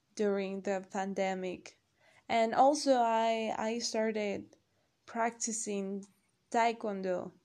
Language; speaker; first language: English; non-native, learner; Spanish